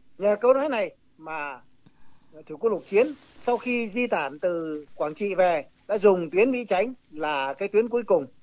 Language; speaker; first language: Vietnamese; native; Vietnamese